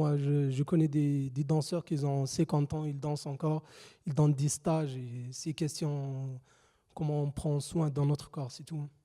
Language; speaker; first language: French; non-native, fluent; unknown